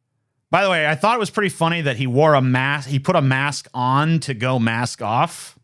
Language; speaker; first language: English; native; English